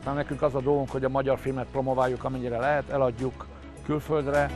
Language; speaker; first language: Hungarian; native; Hungarian